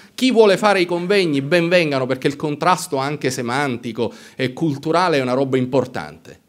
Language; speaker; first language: Italian; native; Italian